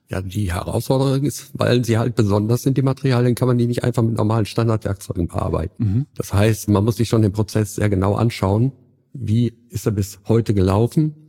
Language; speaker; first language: German; native; German